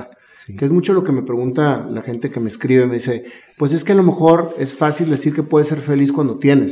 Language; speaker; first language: Spanish; native; Spanish